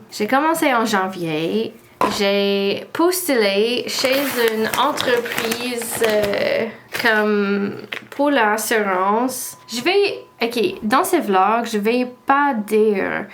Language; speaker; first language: French; non-native, learner; English